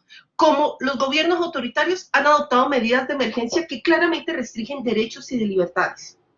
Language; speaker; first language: Spanish; native; Spanish